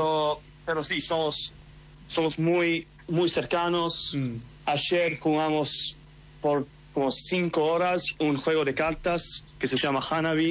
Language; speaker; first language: Spanish; early bilingual, heritage; English